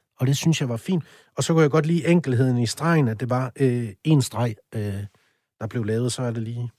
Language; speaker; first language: Danish; native; Danish